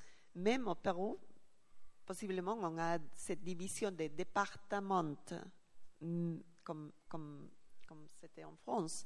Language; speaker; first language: French; non-native, learner; Spanish